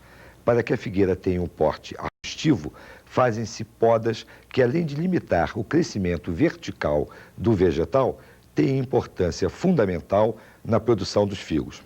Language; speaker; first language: Portuguese; native; Portuguese